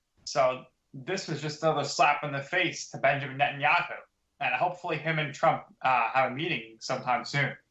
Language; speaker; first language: English; native; English